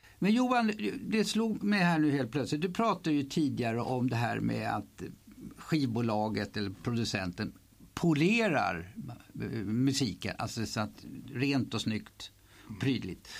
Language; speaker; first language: Swedish; native; Swedish